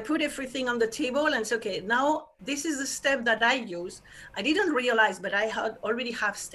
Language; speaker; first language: English; non-native, fluent; French